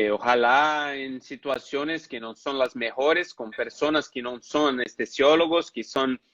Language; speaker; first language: Spanish; non-native, fluent; Portuguese